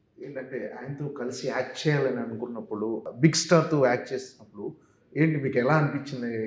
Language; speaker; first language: Telugu; native; Telugu